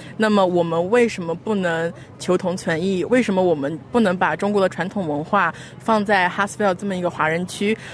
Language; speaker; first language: Chinese; native; Chinese